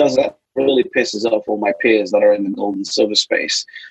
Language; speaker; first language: English; native; English